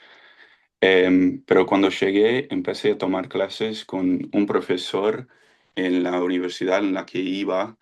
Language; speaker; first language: Spanish; non-native, fluent; English